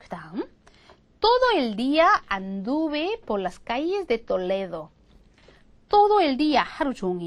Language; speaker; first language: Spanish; non-native, fluent; Korean